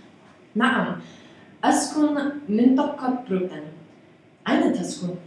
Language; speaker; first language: Arabic; non-native, learner; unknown